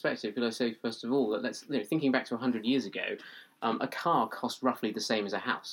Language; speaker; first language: English; native; English